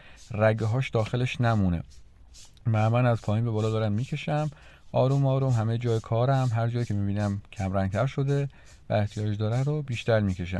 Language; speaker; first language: Persian; native; Persian